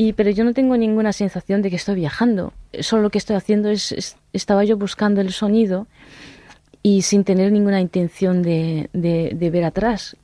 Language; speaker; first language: Spanish; non-native, fluent; Japanese